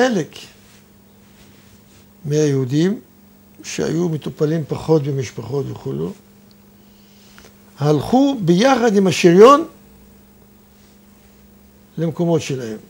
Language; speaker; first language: Hebrew; non-native, fluent; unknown